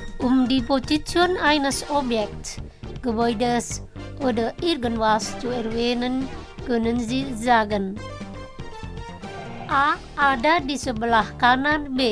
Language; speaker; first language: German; non-native, fluent; Indonesian